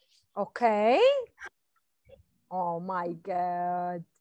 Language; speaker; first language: English; non-native, fluent; Arabic